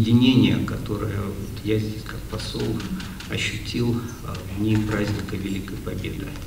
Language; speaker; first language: Russian; native; Russian